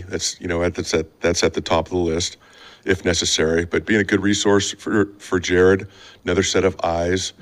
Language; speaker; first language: English; native; English